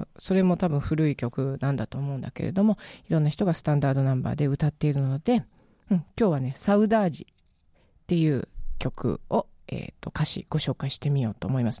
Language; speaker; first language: Japanese; native; Japanese